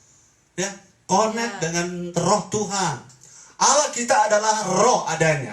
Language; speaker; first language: Indonesian; native; Indonesian